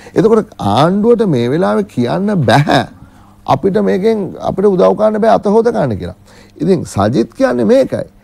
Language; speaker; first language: Sinhala; native; Sinhala